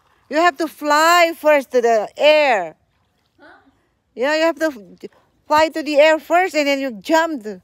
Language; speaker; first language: English; non-native, learner; Indonesian